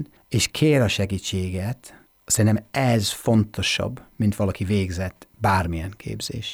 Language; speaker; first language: Hungarian; non-native, fluent; English